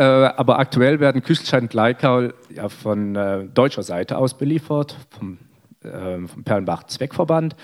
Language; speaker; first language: German; native; German